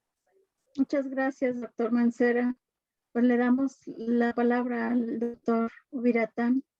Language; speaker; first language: Spanish; native; Spanish